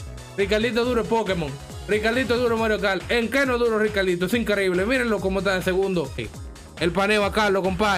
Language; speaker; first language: Spanish; native; Spanish